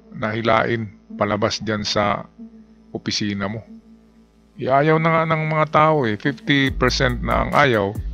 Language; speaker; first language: Filipino; non-native, local second language; Cebuano